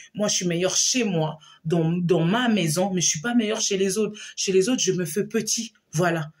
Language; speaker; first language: French; non-native, local second language; Lingala